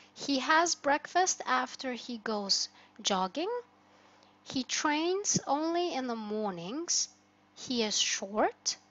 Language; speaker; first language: English; non-native, fluent; Albanian